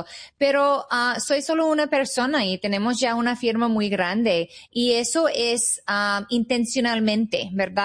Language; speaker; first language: Spanish; non-native, fluent; English